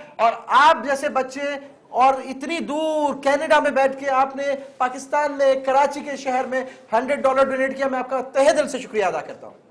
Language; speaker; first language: Urdu; native; Urdu